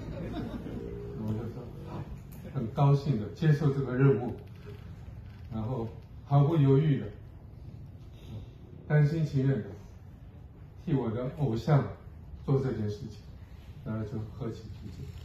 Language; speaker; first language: Chinese; native; Chinese